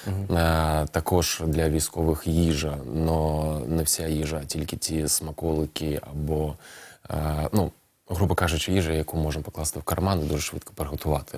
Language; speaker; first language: Ukrainian; non-native, fluent; Russian